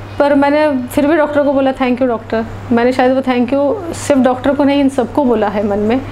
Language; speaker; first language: Hindi; non-native, local second language; Marathi